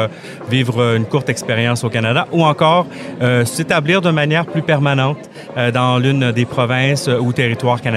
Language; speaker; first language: French; native; French